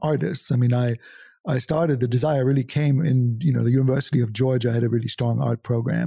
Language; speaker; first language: English; non-native, fluent; German